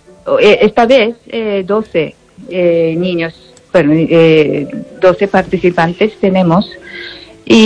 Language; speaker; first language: Spanish; non-native, learner; Japanese